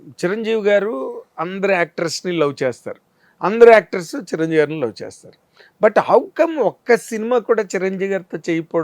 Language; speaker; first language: Telugu; native; Telugu